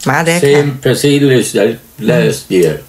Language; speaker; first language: English; non-native, learner; Swedish